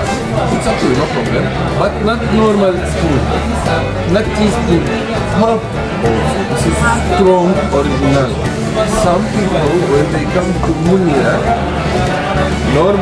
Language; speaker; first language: English; non-native, learner; Turkish